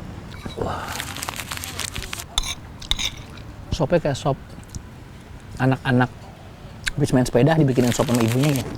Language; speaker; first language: Indonesian; native; Indonesian